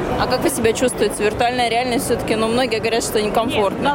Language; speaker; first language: Russian; native; Russian